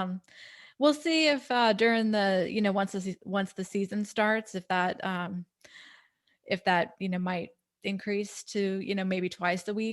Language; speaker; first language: English; native; English